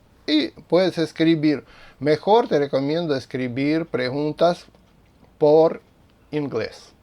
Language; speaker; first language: Spanish; non-native, fluent; Russian